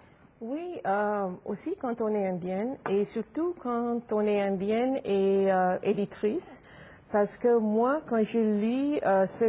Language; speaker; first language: French; non-native, fluent; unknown